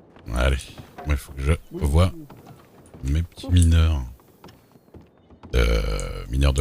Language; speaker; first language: French; native; French